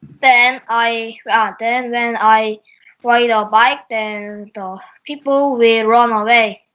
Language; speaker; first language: English; non-native, learner; Korean